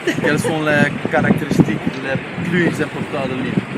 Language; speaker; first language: French; non-native, learner; Dutch